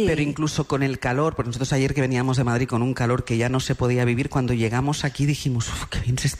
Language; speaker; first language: Spanish; native; Spanish